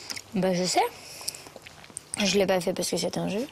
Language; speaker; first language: French; native; French